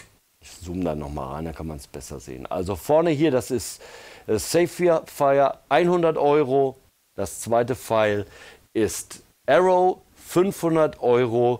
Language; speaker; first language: German; native; German